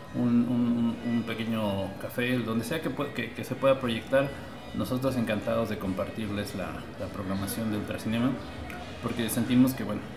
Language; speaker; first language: Spanish; native; Spanish